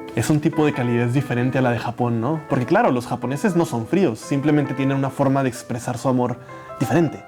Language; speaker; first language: Spanish; native; Spanish